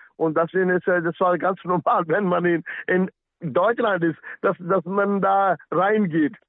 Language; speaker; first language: German; non-native, fluent; Punjabi